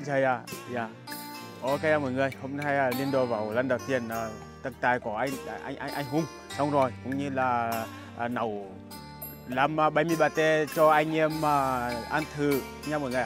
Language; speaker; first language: Vietnamese; non-native, learner; Portuguese